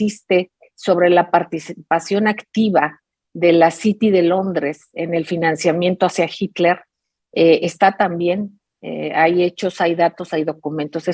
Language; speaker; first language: Spanish; native; Spanish